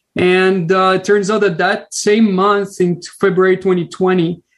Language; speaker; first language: English; non-native, fluent; Portuguese